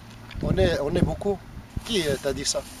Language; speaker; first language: French; non-native, local second language; Arabic